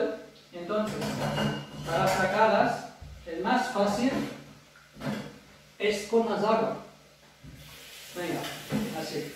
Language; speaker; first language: Spanish; non-native, fluent; German